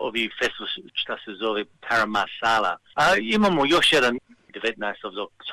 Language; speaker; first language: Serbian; early bilingual, heritage; Serbian